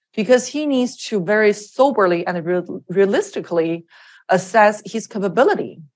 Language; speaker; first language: English; non-native, fluent; Chinese